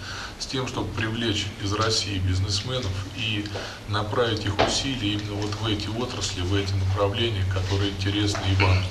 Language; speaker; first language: Russian; native; Russian